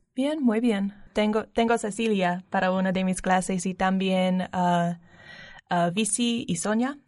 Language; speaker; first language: Spanish; non-native, learner; English